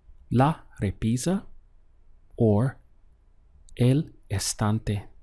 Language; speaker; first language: English; native; English